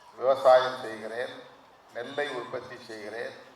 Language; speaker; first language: Tamil; native; Tamil